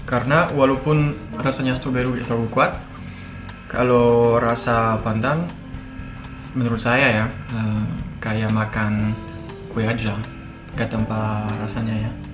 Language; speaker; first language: Indonesian; non-native, fluent; French